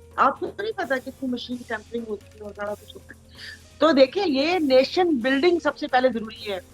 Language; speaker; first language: Urdu; non-native, local second language; Sindhi